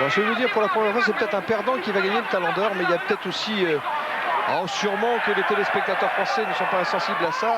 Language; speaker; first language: French; native; French